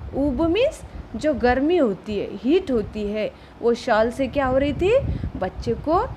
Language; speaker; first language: Hindi; non-native, local second language; Marathi